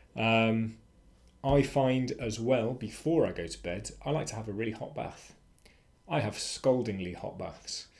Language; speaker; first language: English; native; English